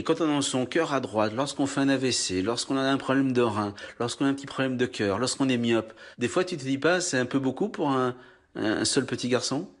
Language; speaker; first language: French; native; French